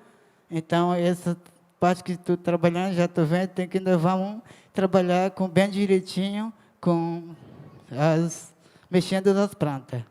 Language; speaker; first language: Portuguese; non-native, local second language; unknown